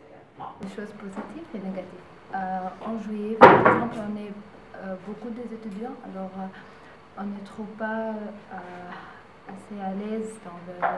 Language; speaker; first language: French; non-native, local second language; Arabic